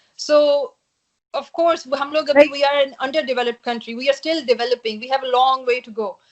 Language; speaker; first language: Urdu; native; Urdu